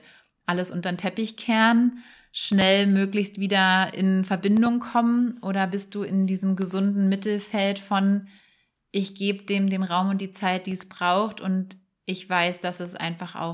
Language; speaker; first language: German; native; German